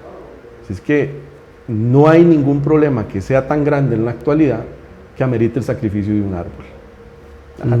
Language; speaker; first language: Spanish; native; Spanish